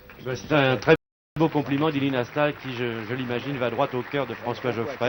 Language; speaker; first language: French; native; French